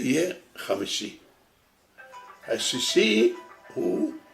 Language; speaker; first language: Hebrew; non-native, local second language; Arabic